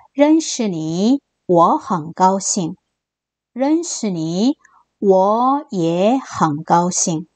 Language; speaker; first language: Chinese; non-native, fluent; Korean